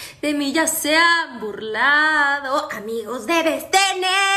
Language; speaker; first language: Spanish; native; Spanish